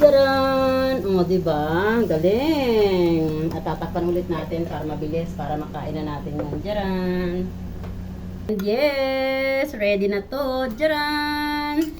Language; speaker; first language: Filipino; native; Filipino